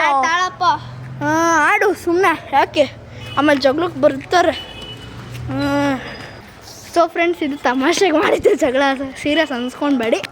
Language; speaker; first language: Kannada; native; Kannada